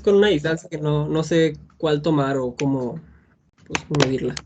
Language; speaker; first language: Spanish; native; Spanish